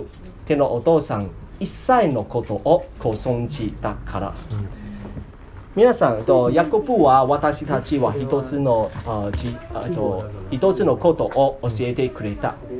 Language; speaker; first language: Japanese; non-native, learner; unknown